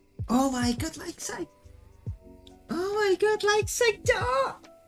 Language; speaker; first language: English; non-native, learner; Indonesian